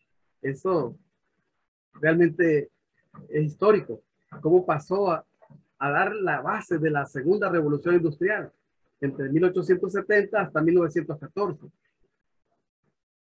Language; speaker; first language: Spanish; native; Spanish